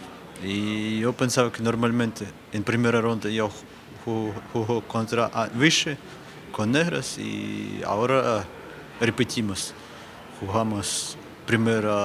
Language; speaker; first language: Spanish; non-native, learner; Ukrainian